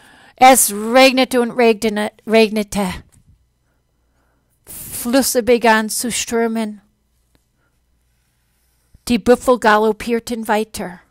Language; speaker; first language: German; non-native, fluent; English